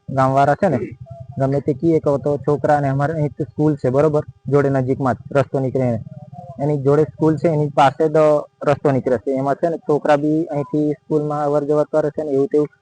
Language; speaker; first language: Gujarati; native; Gujarati